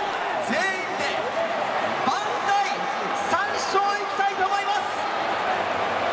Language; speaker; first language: Japanese; native; Japanese